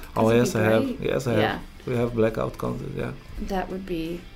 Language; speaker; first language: English; non-native, fluent; Romanian